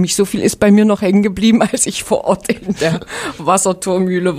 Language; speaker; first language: German; native; German